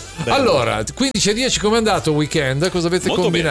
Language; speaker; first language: Italian; native; Italian